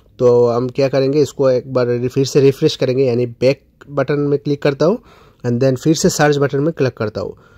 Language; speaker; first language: Hindi; non-native, local second language; Bangla